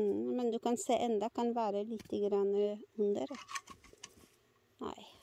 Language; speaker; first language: Norwegian; non-native, learner; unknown